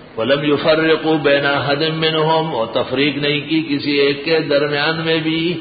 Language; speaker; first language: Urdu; non-native, local second language; Pashto